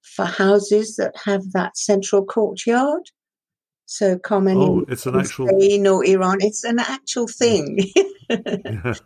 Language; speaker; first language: English; non-native, local second language; Persian